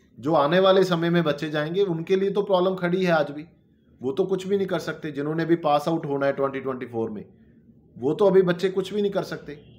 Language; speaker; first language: Hindi; non-native, local second language; Punjabi